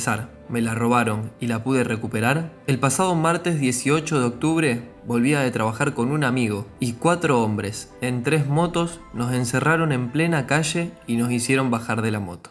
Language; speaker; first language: Spanish; native; Spanish